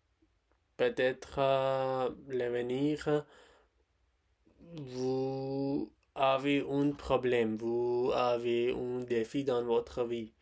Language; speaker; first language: French; non-native, learner; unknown